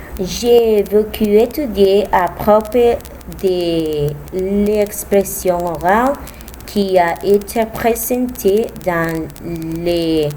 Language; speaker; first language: French; non-native, learner; Spanish